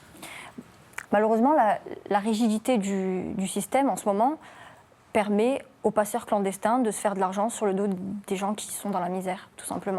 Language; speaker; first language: French; native; French